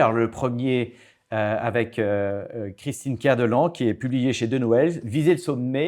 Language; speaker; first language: French; native; French